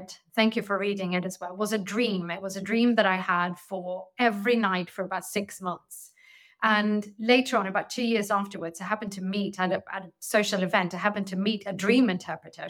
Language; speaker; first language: English; non-native, fluent; Swedish